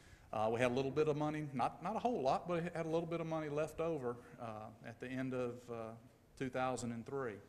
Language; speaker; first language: English; native; English